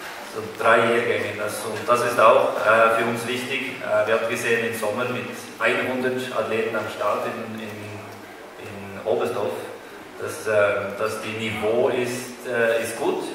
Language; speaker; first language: German; non-native, fluent; Norwegian